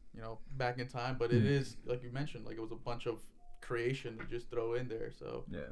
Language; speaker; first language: English; native; English